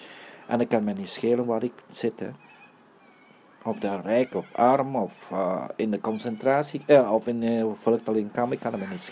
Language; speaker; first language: Dutch; early bilingual, other home language; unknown